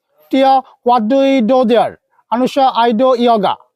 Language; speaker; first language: English; non-native, local second language; Bangla